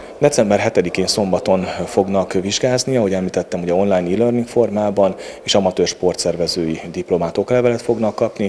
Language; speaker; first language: Hungarian; native; Hungarian